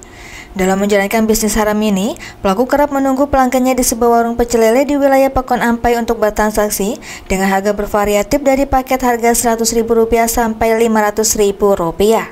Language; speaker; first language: Indonesian; native; Indonesian